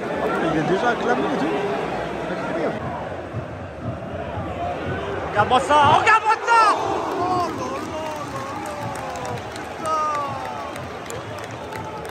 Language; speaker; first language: French; native; French